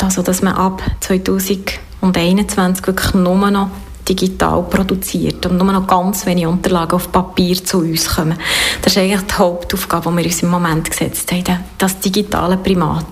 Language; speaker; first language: German; native; German